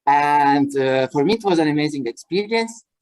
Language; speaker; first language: English; non-native, fluent; Italian